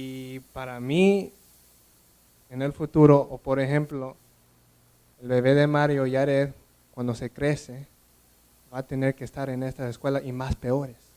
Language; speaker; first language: Spanish; early bilingual, heritage; English